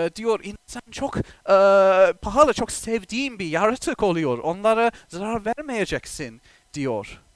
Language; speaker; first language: Turkish; non-native, fluent; English